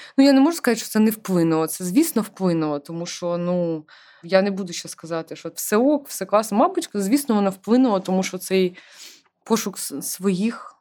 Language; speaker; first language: Ukrainian; non-native, local second language; Russian